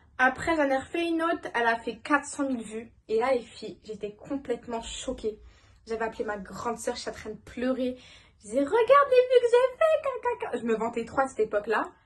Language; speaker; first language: French; native; French